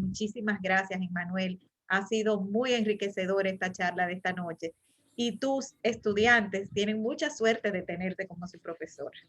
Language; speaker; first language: Spanish; native; Spanish